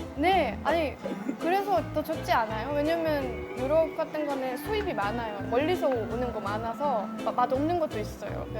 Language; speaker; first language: Korean; non-native, fluent; Estonian